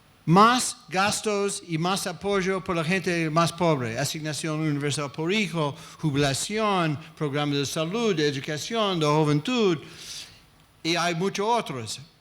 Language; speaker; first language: Spanish; non-native, fluent; English